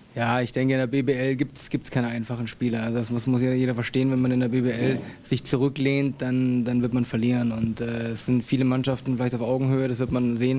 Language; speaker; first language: German; native; German